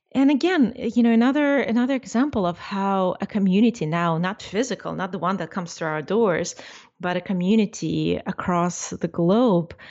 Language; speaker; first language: English; non-native, fluent; Russian